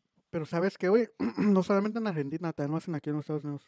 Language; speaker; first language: Spanish; early bilingual, heritage; Spanish